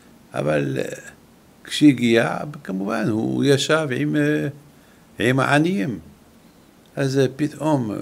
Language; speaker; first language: Hebrew; non-native, fluent; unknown